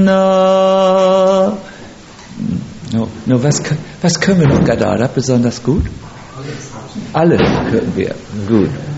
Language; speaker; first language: German; native; German